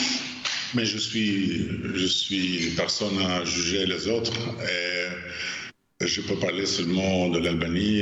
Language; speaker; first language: French; non-native, fluent; Albanian